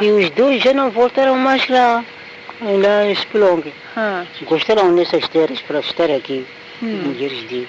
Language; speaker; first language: Portuguese; non-native, local second language; Tsonga